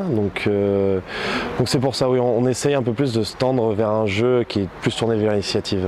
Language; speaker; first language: French; native; French